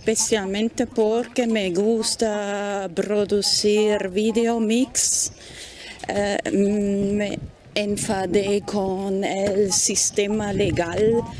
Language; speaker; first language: Spanish; non-native, fluent; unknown